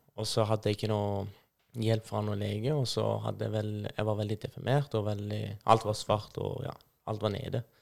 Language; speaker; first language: Norwegian; non-native, fluent; Persian